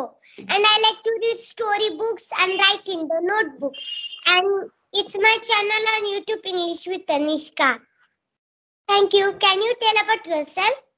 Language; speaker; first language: English; non-native, local second language; Marathi